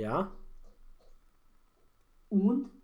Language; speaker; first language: German; non-native, fluent; Romanian